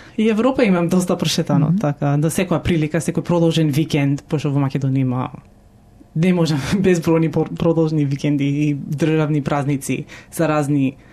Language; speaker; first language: Macedonian; early bilingual, heritage; Macedonian